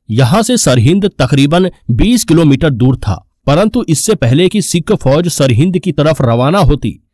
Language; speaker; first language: Hindi; non-native, local second language; Punjabi